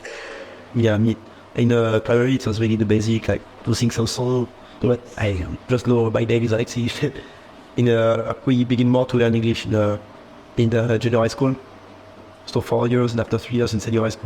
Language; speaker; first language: English; non-native, fluent; French